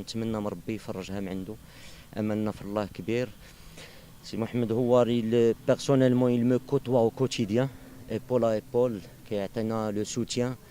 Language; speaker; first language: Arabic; native; Arabic